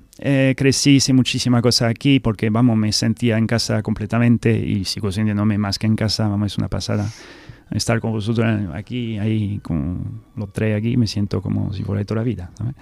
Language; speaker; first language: Spanish; non-native, fluent; French